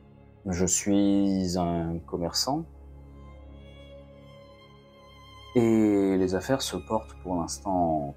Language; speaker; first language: French; native; French